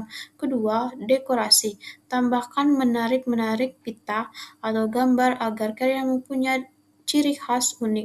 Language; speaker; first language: Indonesian; native; Indonesian